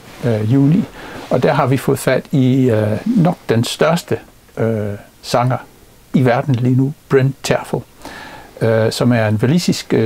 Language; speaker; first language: Danish; non-native, fluent; English